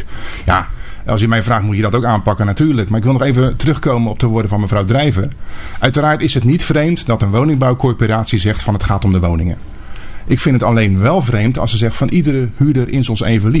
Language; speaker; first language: Dutch; native; Dutch